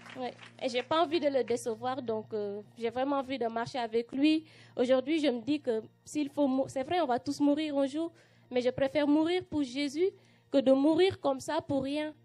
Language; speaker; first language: French; non-native, local second language; Wolof